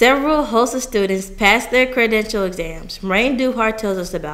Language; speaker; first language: English; native; English